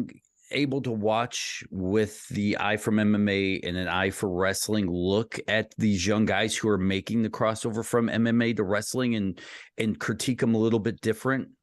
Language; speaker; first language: English; native; English